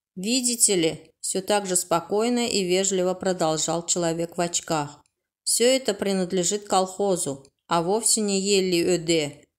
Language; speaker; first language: Russian; non-native, local second language; Turkmen